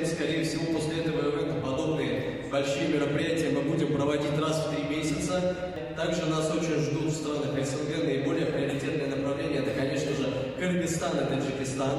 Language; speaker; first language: Russian; native; Russian